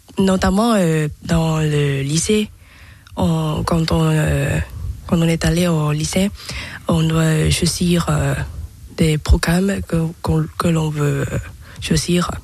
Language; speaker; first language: French; non-native, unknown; Thai